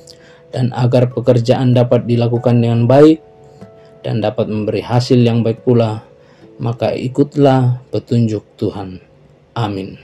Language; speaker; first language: Indonesian; native; Indonesian